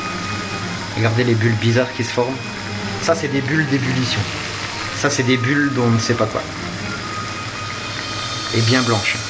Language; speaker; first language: French; native; French